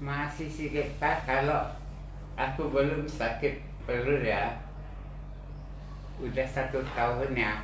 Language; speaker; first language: Indonesian; non-native, local second language; Hakka Chinese